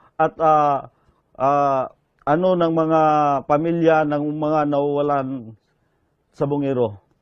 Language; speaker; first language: Filipino; native; Filipino